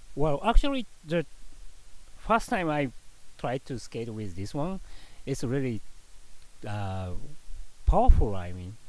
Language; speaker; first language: English; non-native, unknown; Japanese